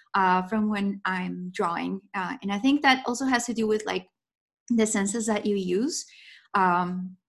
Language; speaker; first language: English; non-native, fluent; Spanish